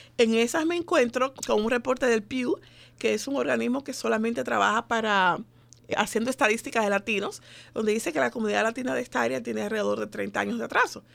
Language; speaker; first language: Spanish; native; Spanish